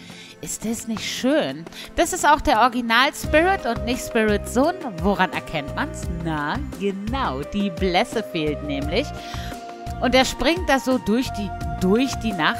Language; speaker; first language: German; native; German